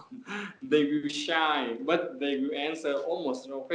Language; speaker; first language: English; non-native, learner; Vietnamese